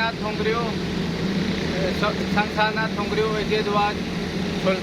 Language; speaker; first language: Korean; non-native, learner; Punjabi